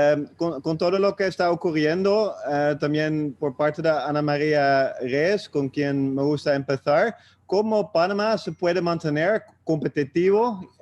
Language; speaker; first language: Spanish; non-native, fluent; Dutch